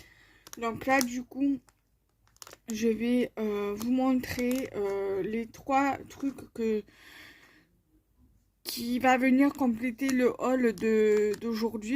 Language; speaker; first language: French; native; French